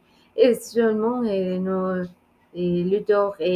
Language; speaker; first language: French; non-native, learner; Spanish